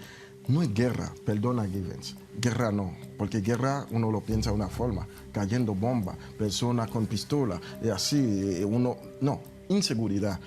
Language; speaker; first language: Spanish; non-native, fluent; Haitian Creole